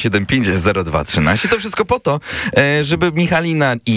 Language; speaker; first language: Polish; native; Polish